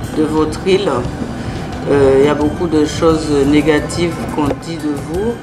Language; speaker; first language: French; native; French